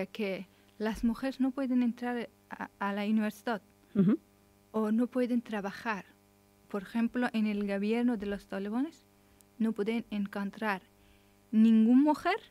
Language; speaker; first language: Spanish; non-native, learner; Persian